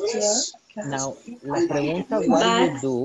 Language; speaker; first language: English; non-native, fluent; Spanish